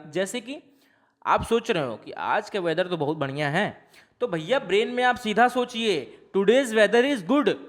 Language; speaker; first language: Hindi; non-native, local second language; Bhojpuri